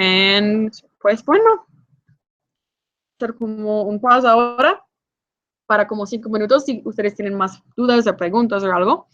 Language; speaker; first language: Spanish; non-native, fluent; English